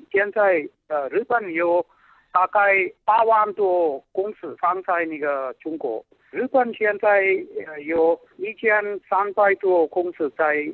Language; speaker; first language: Chinese; non-native, fluent; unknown